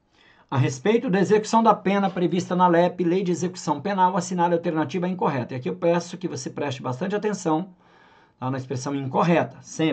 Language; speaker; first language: Portuguese; native; Portuguese